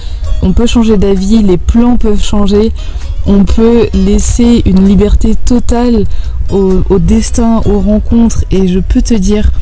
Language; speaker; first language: French; native; French